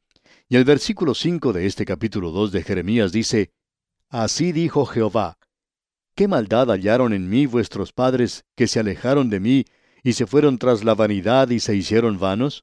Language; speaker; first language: Spanish; native; Spanish